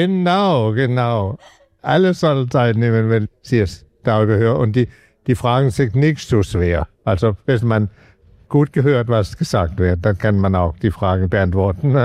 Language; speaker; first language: German; non-native, fluent; Danish